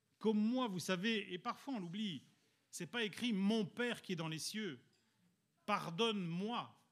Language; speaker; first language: French; early bilingual, other home language; Italian